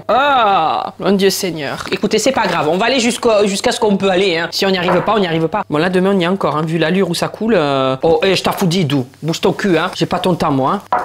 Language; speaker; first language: French; native; French